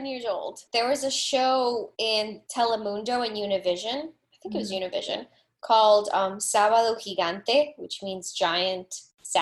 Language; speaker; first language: English; early bilingual, other home language; Spanish